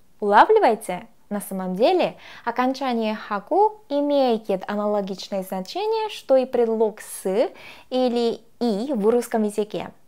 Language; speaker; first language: Russian; non-native, fluent; Korean